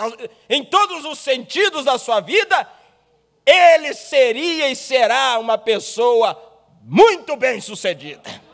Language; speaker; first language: Portuguese; native; Portuguese